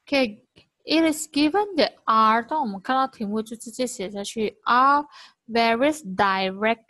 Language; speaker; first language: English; non-native, local second language; Chinese